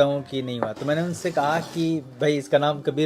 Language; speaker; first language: Hindi; native; Hindi